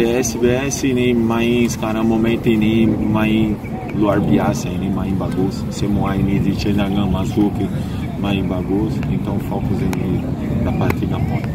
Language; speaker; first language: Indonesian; non-native, learner; Portuguese